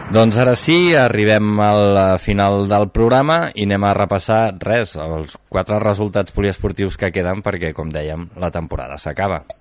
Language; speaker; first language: Catalan; native; Catalan